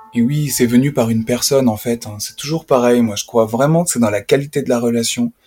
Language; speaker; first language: French; native; French